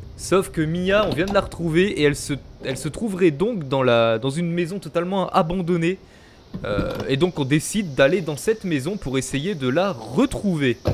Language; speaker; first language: French; native; French